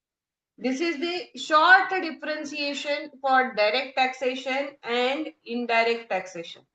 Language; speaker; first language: English; non-native, local second language; Hindi